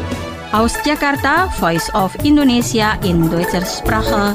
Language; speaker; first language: German; non-native, fluent; Indonesian